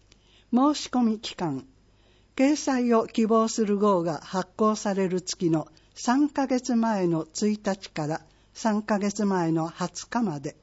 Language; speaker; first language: Japanese; native; Japanese